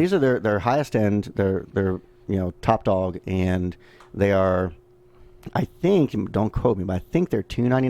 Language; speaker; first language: English; native; English